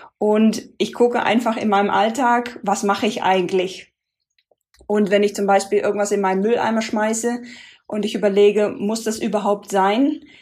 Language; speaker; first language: German; non-native, fluent; Dutch